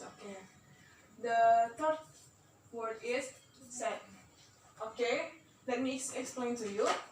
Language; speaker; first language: English; non-native, learner; Indonesian